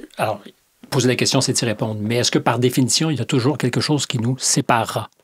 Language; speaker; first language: French; native; French